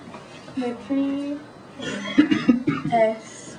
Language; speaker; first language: French; non-native, learner; English